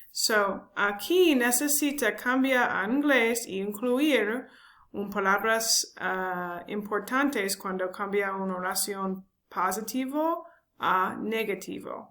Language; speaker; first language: Spanish; non-native, learner; English